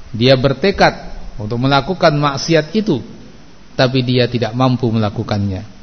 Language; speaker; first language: Indonesian; native; Indonesian